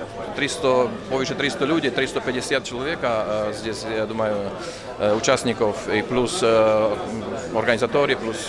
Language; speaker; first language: Russian; non-native, fluent; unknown